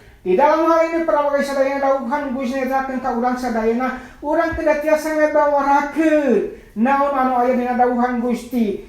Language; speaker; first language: Sundanese; non-native, local second language; Nias